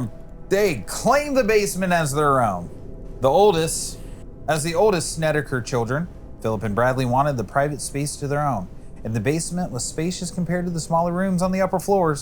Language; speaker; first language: English; native; English